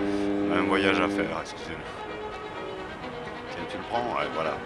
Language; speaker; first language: French; native; French